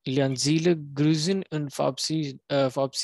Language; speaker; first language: German; non-native, learner; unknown